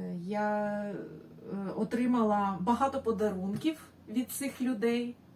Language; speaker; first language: Ukrainian; non-native, local second language; Russian